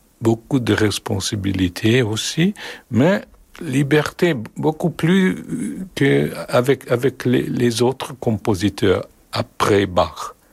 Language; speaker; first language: French; non-native, learner; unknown